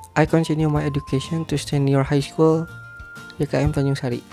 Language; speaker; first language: English; non-native, learner; Indonesian